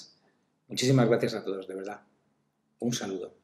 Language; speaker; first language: Spanish; native; Spanish